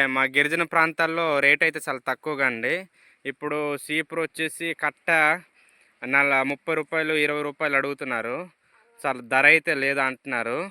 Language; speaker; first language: Telugu; non-native, local second language; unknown